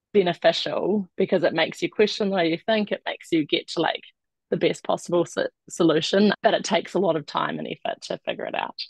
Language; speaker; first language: English; native; English